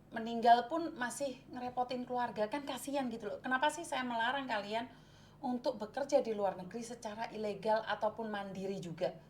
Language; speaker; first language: Indonesian; non-native, local second language; Javanese